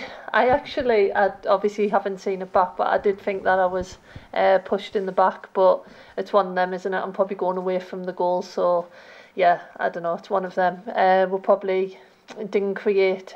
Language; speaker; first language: English; native; English